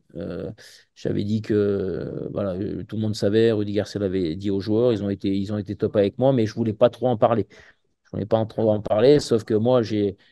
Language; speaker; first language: French; native; French